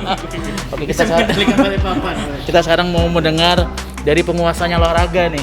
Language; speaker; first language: Indonesian; native; Indonesian